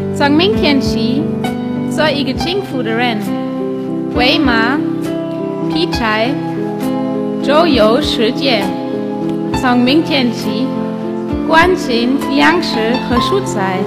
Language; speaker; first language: Chinese; non-native, learner; German